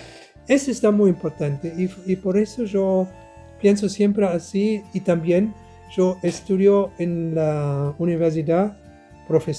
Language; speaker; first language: Spanish; non-native, learner; German